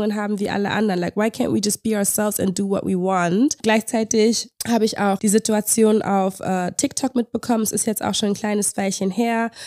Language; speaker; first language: German; native; German